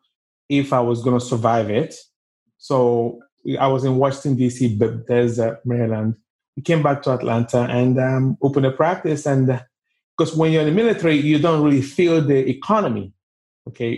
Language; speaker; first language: English; non-native, local second language; Igbo